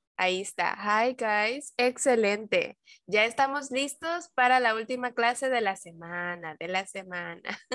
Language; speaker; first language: Spanish; native; Spanish